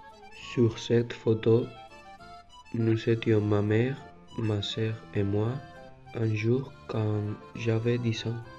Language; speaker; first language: French; non-native, learner; Spanish